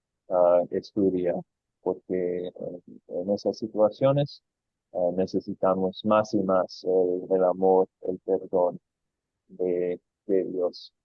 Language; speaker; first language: Spanish; non-native, fluent; English